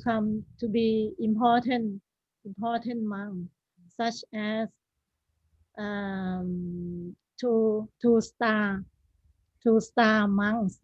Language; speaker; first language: English; non-native, learner; Thai